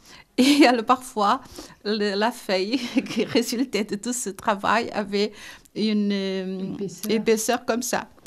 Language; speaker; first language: French; non-native, local second language; Portuguese